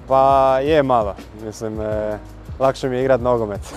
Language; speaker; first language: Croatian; early bilingual, heritage; Croatian